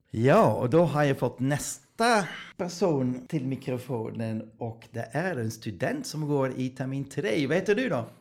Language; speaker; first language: Swedish; non-native, fluent; Dutch